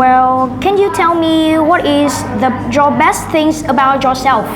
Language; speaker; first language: English; non-native, learner; Vietnamese